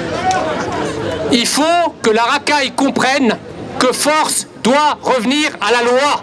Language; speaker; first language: French; early bilingual, other home language; Arabic